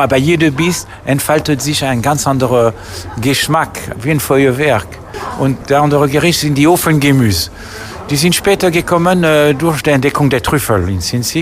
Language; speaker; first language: German; non-native, fluent; French